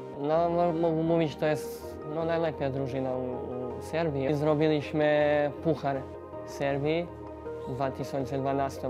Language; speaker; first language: Polish; non-native, learner; Serbian